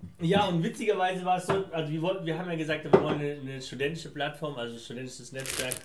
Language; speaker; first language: German; early bilingual, other home language; Persian